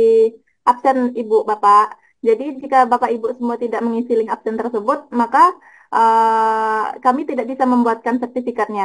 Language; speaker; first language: Indonesian; native; Indonesian